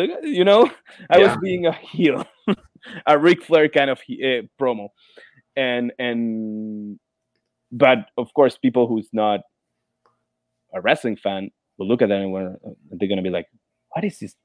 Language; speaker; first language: English; non-native, fluent; Spanish